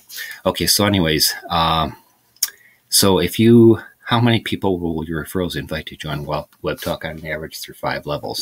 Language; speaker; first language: English; native; English